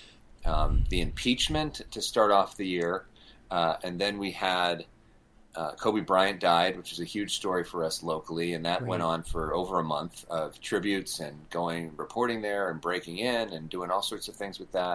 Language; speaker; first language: English; native; English